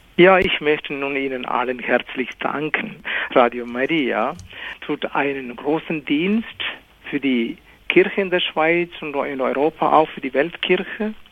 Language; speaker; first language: German; non-native, fluent; Malayalam